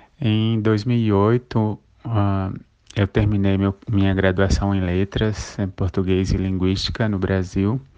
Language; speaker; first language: Portuguese; native; Portuguese